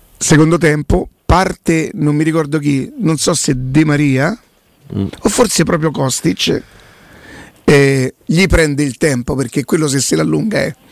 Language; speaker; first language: Italian; native; Italian